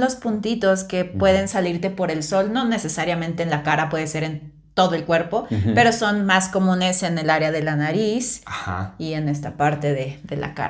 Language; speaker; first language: Spanish; native; Spanish